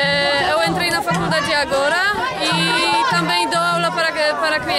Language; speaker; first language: Portuguese; non-native, fluent; Polish